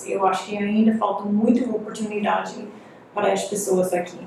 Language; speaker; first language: Portuguese; non-native, fluent; English